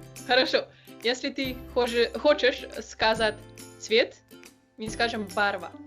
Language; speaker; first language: Russian; non-native, learner; Slovenian